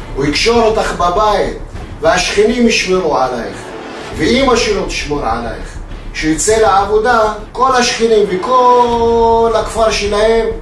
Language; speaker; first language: Hebrew; non-native, fluent; Arabic